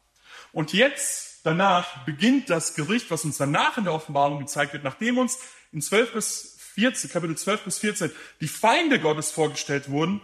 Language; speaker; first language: German; native; German